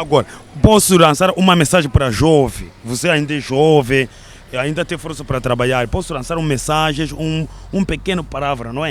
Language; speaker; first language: Portuguese; non-native, learner; Kinyarwanda